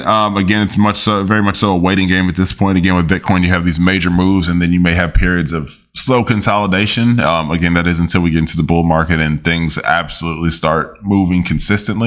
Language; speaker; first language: English; native; English